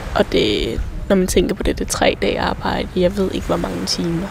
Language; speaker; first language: Danish; early bilingual, other home language; Thai